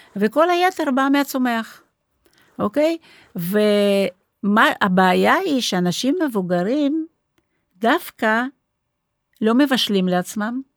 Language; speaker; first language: Hebrew; non-native, fluent; Russian